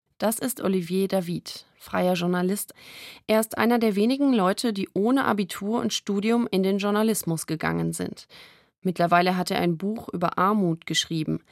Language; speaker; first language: German; native; German